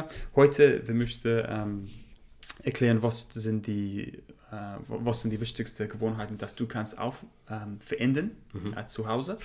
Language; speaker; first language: German; non-native, learner; English